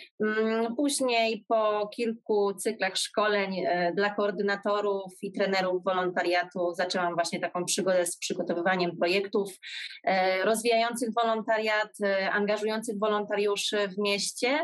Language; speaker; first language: Polish; native; Polish